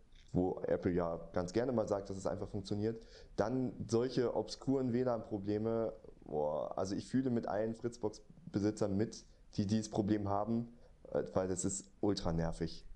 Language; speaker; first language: German; native; German